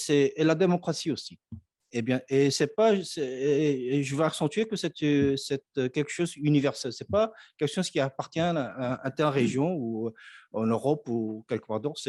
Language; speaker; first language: French; non-native, fluent; Korean